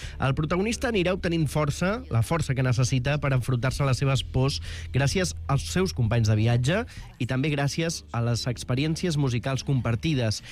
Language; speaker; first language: Catalan; native; Catalan